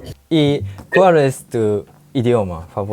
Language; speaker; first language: Spanish; non-native, fluent; Japanese